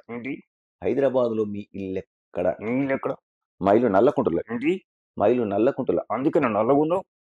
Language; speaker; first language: Telugu; non-native, local second language; Lambadi